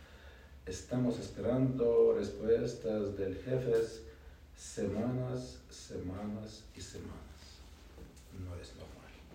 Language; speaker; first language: Spanish; non-native, learner; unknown